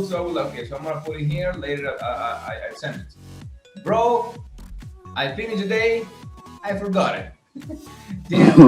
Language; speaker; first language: English; non-native, fluent; Spanish